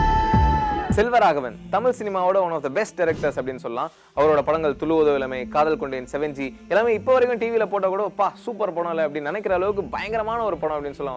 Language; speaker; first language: Tamil; native; Tamil